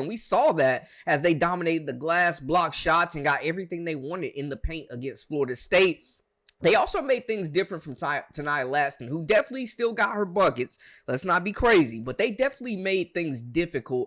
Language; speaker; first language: English; native; English